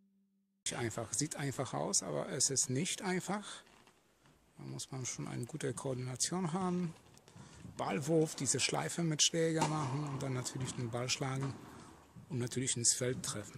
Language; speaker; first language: German; non-native, fluent; Polish